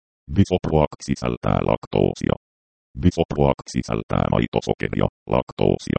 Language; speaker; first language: Finnish; native; Finnish